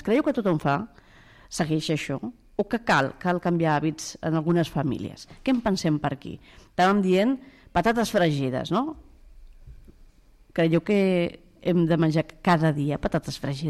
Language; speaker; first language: Catalan; native; Catalan